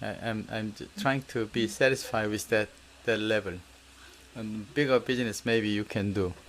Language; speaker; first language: English; non-native, learner; Korean